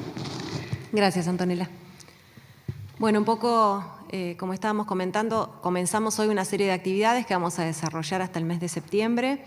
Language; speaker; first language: Spanish; native; Spanish